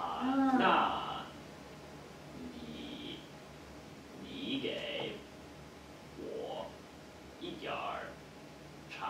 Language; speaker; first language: Chinese; non-native, learner; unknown